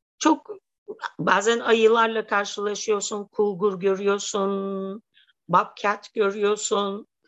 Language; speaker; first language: Turkish; native; Turkish